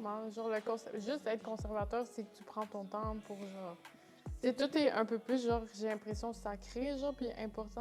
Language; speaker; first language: French; native; French